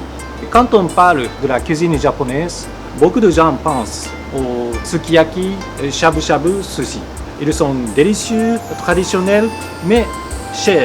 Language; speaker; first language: French; non-native, fluent; Japanese